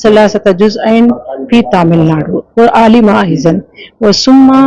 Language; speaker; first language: Arabic; non-native, fluent; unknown